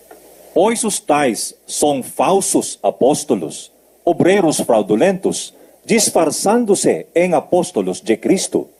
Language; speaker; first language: Portuguese; native; Portuguese